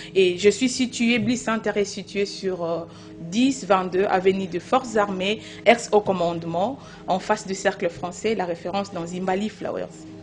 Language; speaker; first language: French; non-native, local second language; Lingala